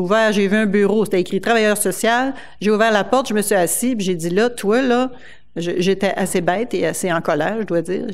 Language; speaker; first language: French; native; French